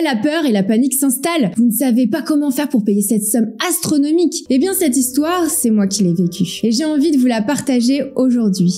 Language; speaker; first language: French; native; French